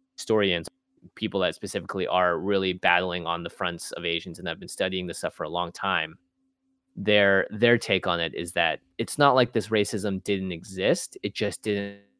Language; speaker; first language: English; native; English